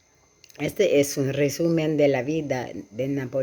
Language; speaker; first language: Spanish; non-native, learner; French